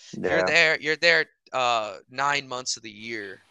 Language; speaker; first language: English; early bilingual, other home language; Hindi